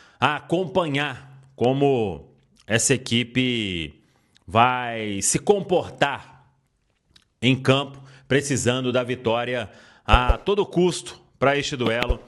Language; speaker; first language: Portuguese; native; Portuguese